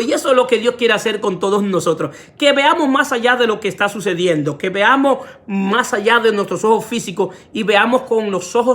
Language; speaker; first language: Spanish; native; Spanish